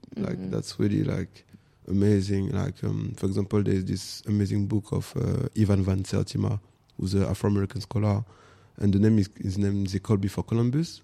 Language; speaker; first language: English; non-native, fluent; French